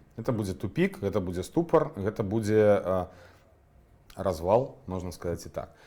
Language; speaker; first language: Belarusian; native; Belarusian